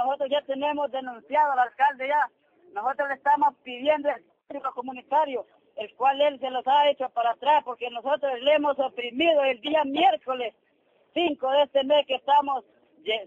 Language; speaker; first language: Spanish; native; Spanish